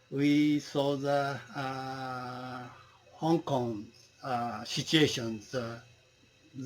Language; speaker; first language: English; non-native, learner; Japanese